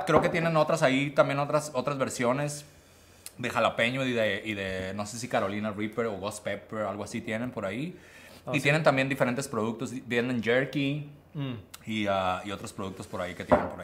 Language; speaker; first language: Spanish; native; Spanish